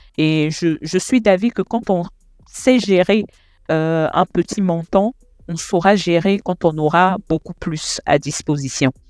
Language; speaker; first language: French; non-native, local second language; Lingala